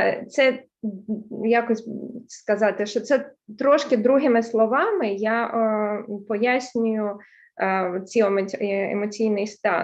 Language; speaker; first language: Ukrainian; early bilingual, heritage; Ukrainian